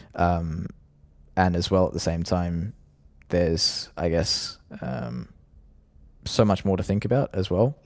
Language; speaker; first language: English; native; English